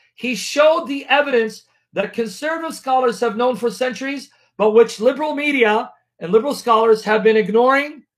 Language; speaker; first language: English; native; English